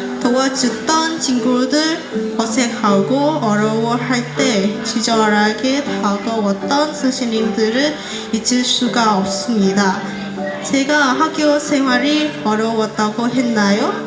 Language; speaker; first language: Korean; non-native, fluent; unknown